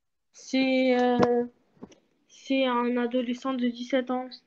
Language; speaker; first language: French; early bilingual, other home language; Portuguese